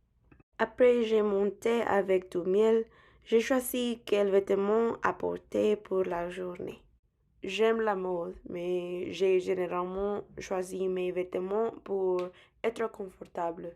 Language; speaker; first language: French; non-native, learner; English